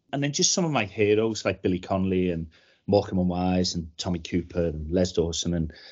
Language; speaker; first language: English; native; English